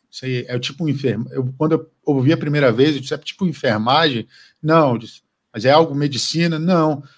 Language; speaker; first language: Portuguese; native; Portuguese